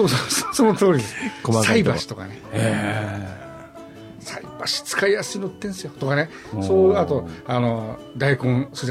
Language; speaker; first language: Japanese; native; Japanese